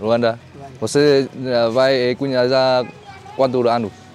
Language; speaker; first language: Portuguese; non-native, learner; Vietnamese